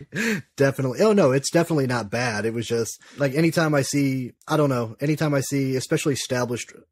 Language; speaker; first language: English; native; English